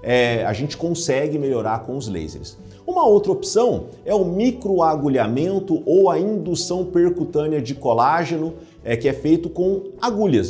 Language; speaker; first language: Portuguese; native; Portuguese